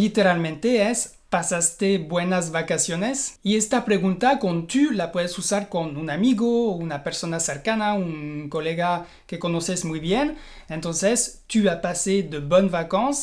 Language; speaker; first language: Spanish; non-native, fluent; French